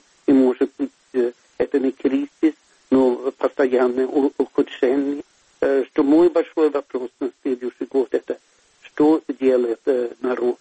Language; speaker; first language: Russian; non-native, fluent; Swedish